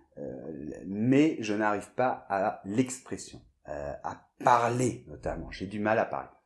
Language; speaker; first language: French; native; French